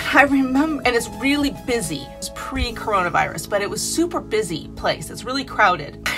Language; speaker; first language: English; native; English